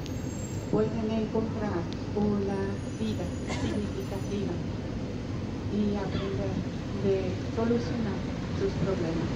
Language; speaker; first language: Spanish; non-native, fluent; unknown